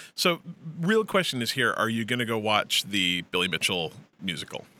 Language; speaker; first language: English; native; English